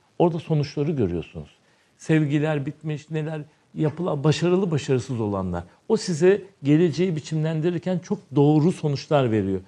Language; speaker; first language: Turkish; native; Turkish